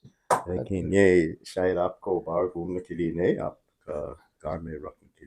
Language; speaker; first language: Hindi; non-native, fluent; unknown